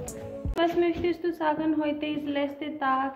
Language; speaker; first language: German; non-native, learner; Hindi